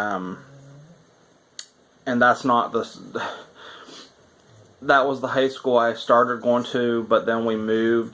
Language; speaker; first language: English; native; English